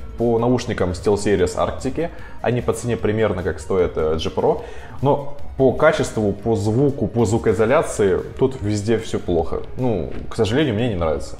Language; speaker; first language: Russian; native; Russian